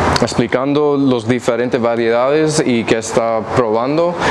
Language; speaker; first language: Spanish; early bilingual, heritage; English